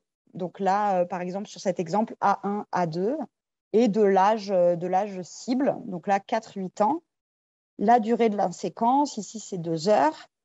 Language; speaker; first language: French; native; French